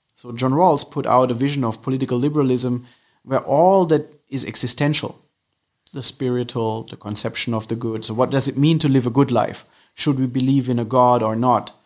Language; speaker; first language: English; non-native, fluent; German